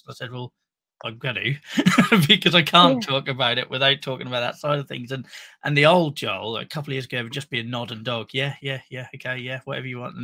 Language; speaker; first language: English; native; English